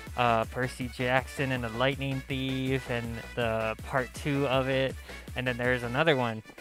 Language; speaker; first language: English; native; English